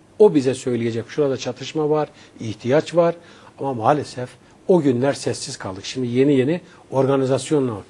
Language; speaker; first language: Turkish; native; Turkish